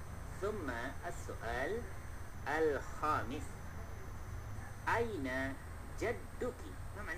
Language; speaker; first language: Arabic; non-native, fluent; Malay